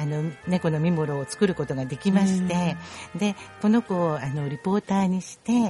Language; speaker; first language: Japanese; native; Japanese